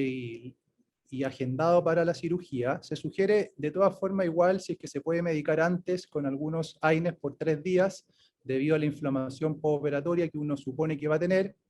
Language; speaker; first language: Spanish; native; Spanish